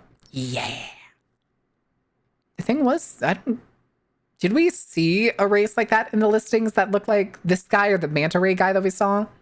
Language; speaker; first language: English; native; English